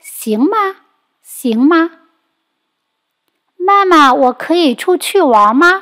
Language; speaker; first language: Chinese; non-native, fluent; Vietnamese